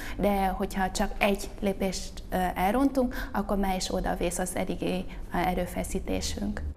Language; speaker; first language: Hungarian; early bilingual, other home language; Vietnamese